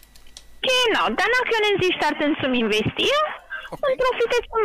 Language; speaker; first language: German; non-native, learner; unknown